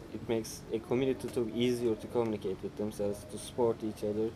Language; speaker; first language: English; non-native, fluent; Turkish